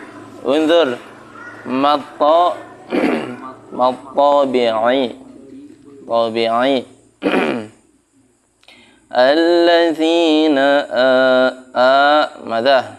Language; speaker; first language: Arabic; non-native, fluent; Indonesian